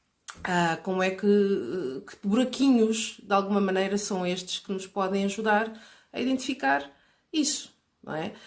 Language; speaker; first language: Portuguese; native; Portuguese